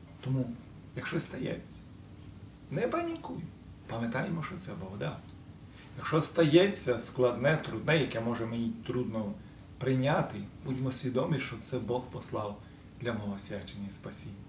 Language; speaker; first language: Ukrainian; native; Ukrainian